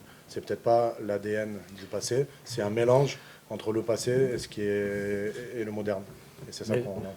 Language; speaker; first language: French; native; French